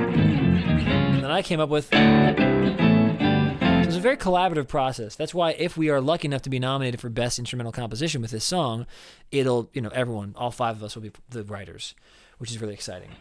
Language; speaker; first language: English; native; English